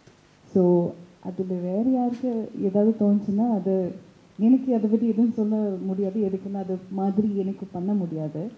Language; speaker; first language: Tamil; early bilingual, heritage; Tamil